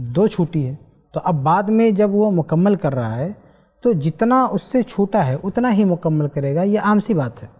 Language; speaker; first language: Urdu; native; Urdu